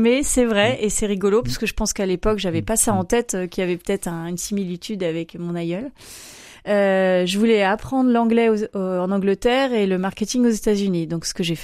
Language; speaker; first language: French; native; French